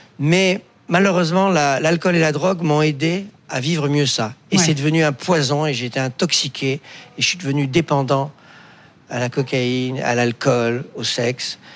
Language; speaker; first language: French; native; French